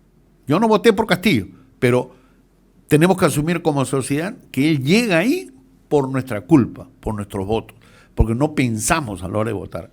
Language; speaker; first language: Spanish; native; Spanish